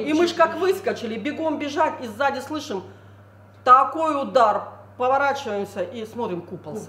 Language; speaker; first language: Russian; native; Russian